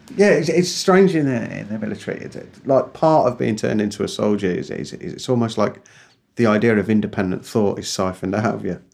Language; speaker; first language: English; native; English